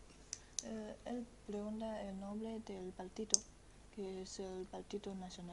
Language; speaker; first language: Spanish; non-native, fluent; Chinese